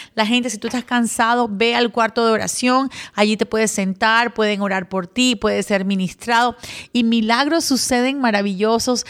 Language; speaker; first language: Spanish; early bilingual, other home language; English